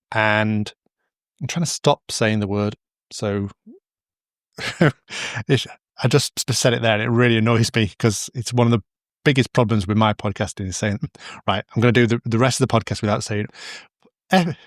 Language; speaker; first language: English; native; English